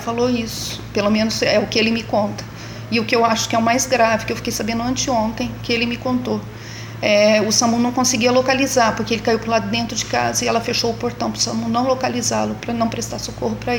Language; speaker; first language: Portuguese; native; Portuguese